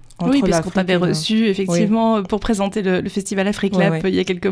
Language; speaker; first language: French; native; French